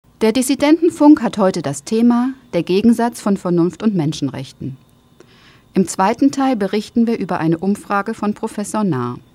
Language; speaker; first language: German; native; German